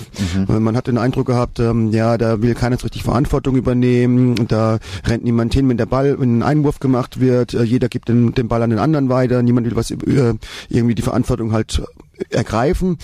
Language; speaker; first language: German; native; German